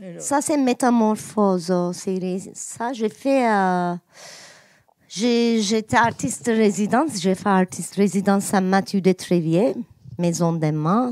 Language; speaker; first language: French; non-native, learner; Turkish